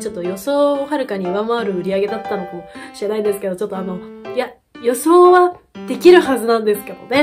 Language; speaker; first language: Japanese; native; Japanese